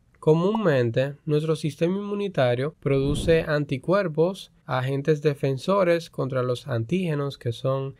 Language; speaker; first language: Spanish; native; Spanish